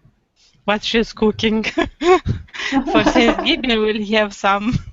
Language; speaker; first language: English; non-native, learner; Romanian